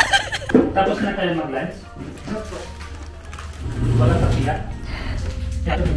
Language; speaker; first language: Filipino; non-native, learner; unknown